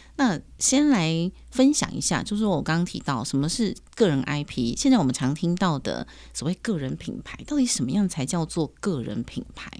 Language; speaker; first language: Chinese; native; Chinese